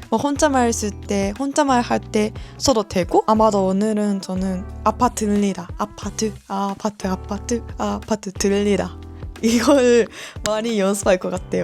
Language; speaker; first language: Korean; non-native, learner; Japanese